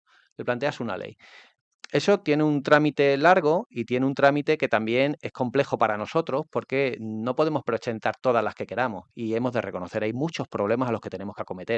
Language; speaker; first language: Spanish; native; Spanish